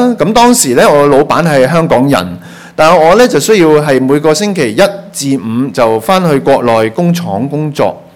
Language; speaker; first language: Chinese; non-native, local second language; Cantonese